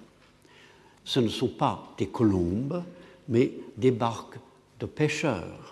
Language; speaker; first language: French; non-native, fluent; English